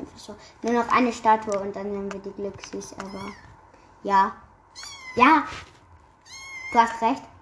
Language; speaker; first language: German; native; German